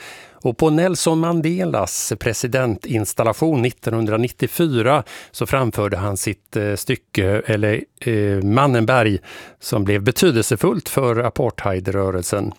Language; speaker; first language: Swedish; native; Swedish